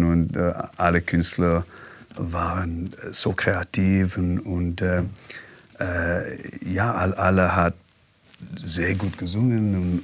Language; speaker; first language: German; non-native, learner; English